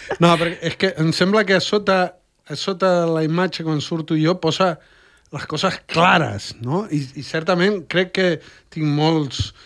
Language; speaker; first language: Catalan; native; Catalan